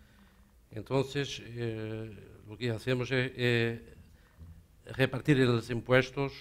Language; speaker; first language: Spanish; non-native, learner; Portuguese